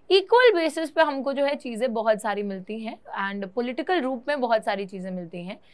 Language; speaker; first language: Hindi; native; Hindi